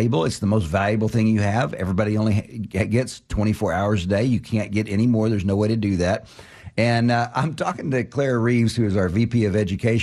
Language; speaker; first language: English; native; English